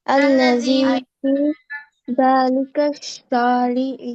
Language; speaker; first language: Arabic; non-native, learner; Bangla